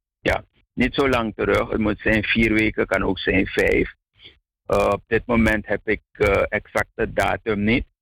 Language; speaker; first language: Dutch; native; Dutch